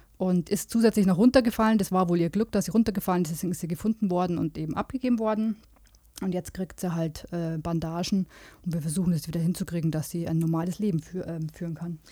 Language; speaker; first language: German; native; German